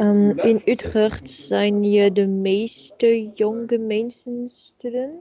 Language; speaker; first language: Dutch; non-native, learner; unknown